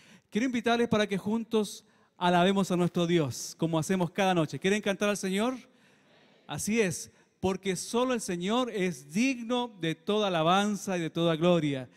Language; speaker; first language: Spanish; native; Spanish